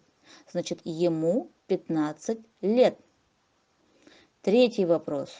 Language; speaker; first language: Russian; non-native, local second language; Kazakh